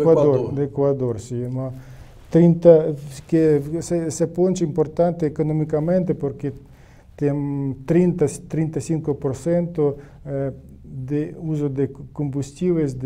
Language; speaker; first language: Portuguese; non-native, learner; Ukrainian